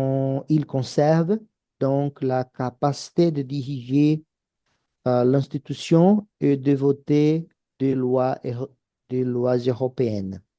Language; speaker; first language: French; non-native, fluent; Portuguese